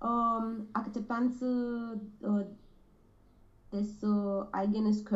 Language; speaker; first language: German; non-native, learner; Romanian